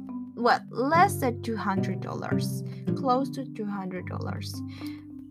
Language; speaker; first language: English; non-native, fluent; Spanish